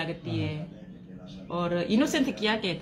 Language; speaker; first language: Hindi; non-native, learner; Korean